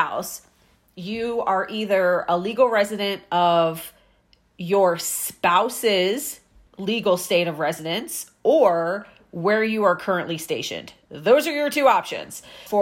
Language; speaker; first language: English; native; English